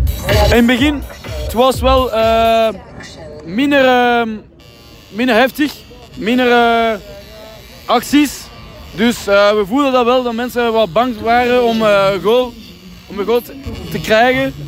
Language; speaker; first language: Dutch; non-native, local second language; French